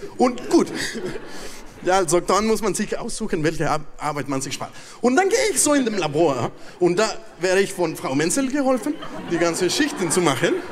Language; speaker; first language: German; non-native, fluent; Spanish